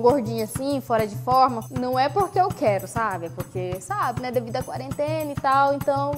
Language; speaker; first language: Portuguese; native; Portuguese